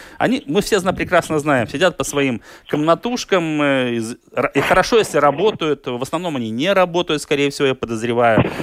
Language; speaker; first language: Russian; native; Russian